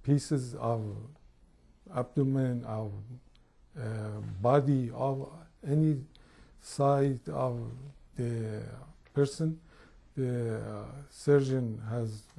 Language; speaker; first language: English; non-native, learner; Persian